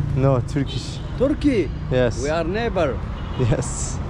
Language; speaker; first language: English; non-native, learner; Turkish